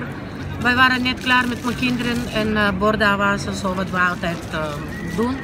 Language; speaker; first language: Dutch; non-native, learner; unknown